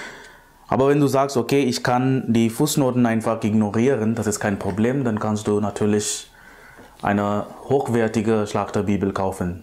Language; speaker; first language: German; non-native, fluent; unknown